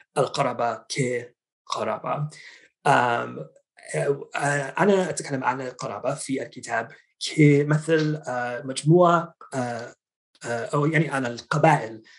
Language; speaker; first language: Arabic; non-native, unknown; English